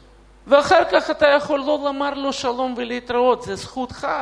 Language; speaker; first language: Hebrew; non-native, fluent; Russian